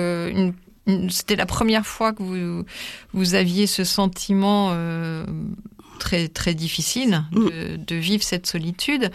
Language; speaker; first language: French; native; French